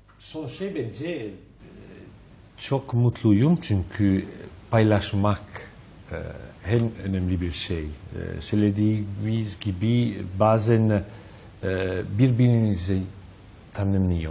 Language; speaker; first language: Turkish; non-native, learner; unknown